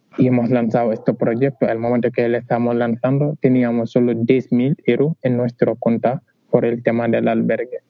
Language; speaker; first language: Spanish; non-native, learner; Wolof